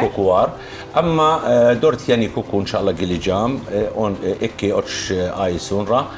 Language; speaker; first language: Turkish; non-native, learner; Arabic